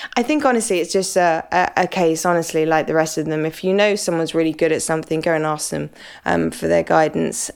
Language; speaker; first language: English; native; English